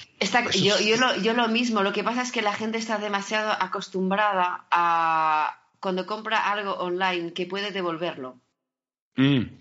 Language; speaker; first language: Spanish; early bilingual, heritage; French